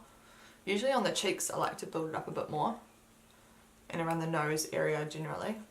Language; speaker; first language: English; native; English